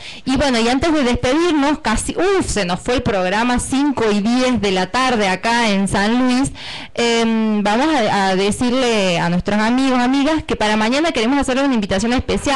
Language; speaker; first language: Spanish; native; Spanish